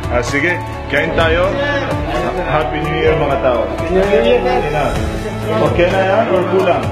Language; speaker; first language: Filipino; non-native, learner; Arabic